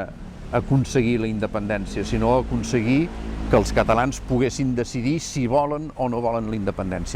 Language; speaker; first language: Catalan; native; Catalan